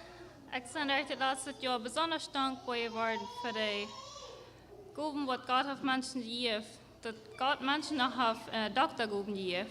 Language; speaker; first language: German; non-native, learner; Low German